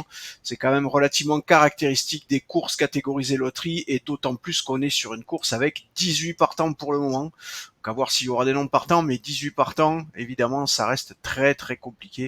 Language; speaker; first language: French; native; French